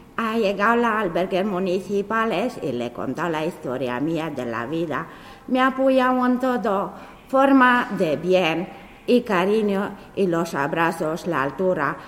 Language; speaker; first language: Spanish; non-native, learner; Romanian